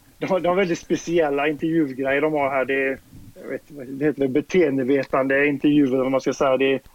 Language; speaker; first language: Swedish; native; Swedish